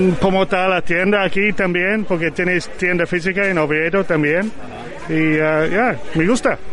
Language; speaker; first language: Spanish; non-native, learner; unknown